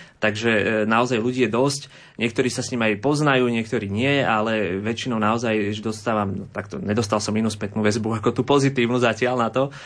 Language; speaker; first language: Slovak; native; Slovak